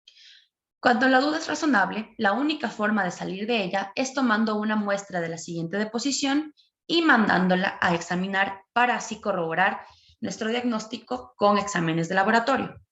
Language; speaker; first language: Spanish; native; Spanish